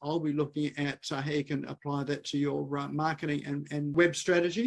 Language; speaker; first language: English; native; English